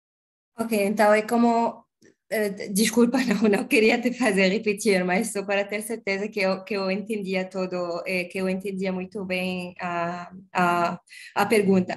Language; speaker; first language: Portuguese; non-native, learner; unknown